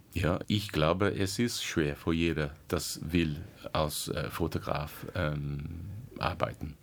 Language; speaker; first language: German; non-native, learner; English